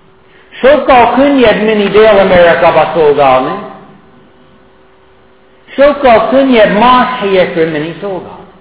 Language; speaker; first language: Hungarian; non-native, fluent; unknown